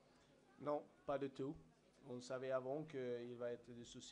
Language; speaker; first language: French; non-native, fluent; Swedish